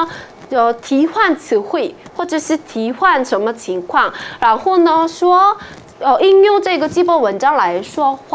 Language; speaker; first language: Chinese; non-native, fluent; Korean